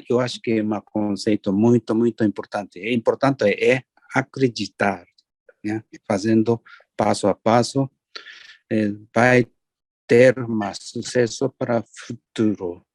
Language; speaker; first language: Portuguese; non-native, learner; Japanese